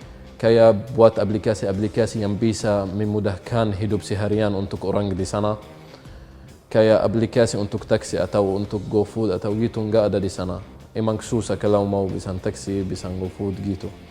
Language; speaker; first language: Indonesian; non-native, fluent; Arabic